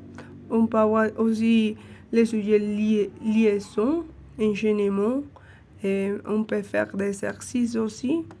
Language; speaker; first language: French; non-native, learner; Spanish